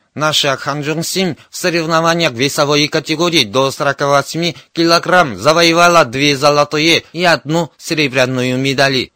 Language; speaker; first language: Russian; non-native, fluent; Korean